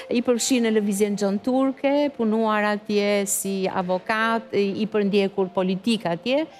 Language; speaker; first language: Albanian; native; Albanian